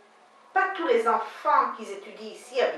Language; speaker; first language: French; non-native, learner; Hebrew